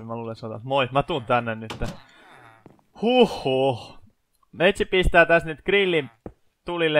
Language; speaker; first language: Finnish; native; Finnish